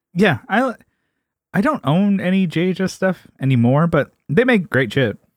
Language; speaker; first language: English; native; English